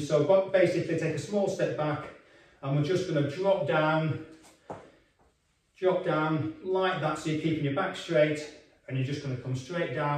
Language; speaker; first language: English; native; English